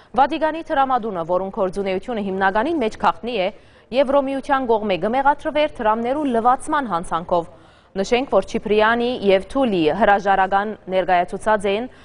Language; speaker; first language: Armenian; early bilingual, heritage; Armenian